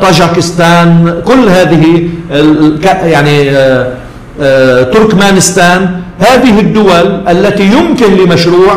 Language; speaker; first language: Arabic; native; Arabic